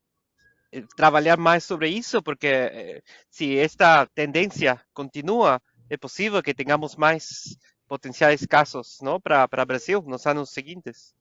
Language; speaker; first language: Portuguese; non-native, fluent; Spanish